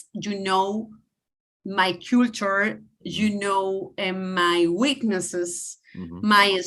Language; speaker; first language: English; non-native, learner; Spanish